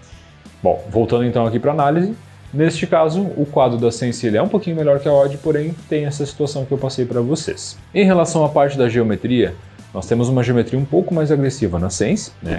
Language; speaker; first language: Portuguese; native; Portuguese